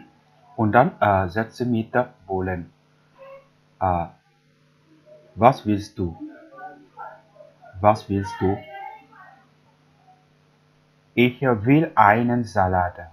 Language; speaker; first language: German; non-native, learner; English